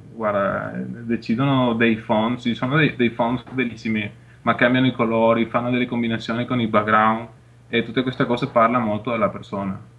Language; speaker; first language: Italian; non-native, fluent; Spanish